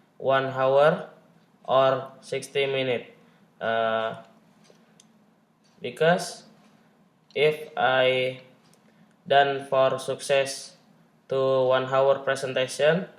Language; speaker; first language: English; non-native, learner; Indonesian